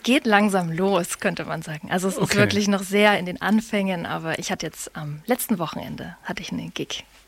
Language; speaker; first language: German; native; German